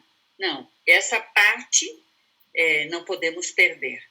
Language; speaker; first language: Portuguese; non-native, fluent; Spanish